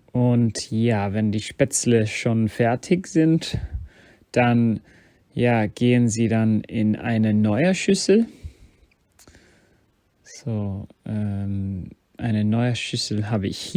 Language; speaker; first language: German; non-native, fluent; English